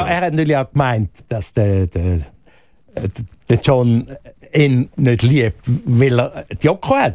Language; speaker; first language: German; native; German